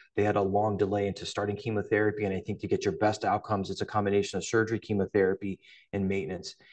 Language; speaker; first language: English; native; English